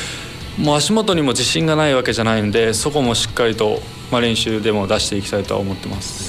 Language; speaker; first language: Japanese; native; Japanese